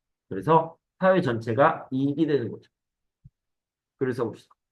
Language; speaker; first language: Korean; native; Korean